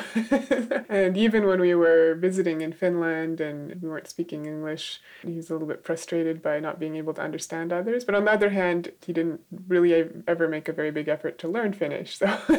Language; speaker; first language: English; native; English